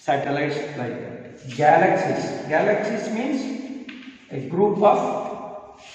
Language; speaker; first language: English; non-native, local second language; Kannada